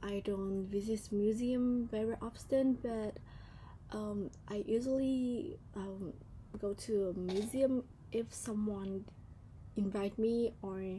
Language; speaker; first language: English; non-native, learner; Vietnamese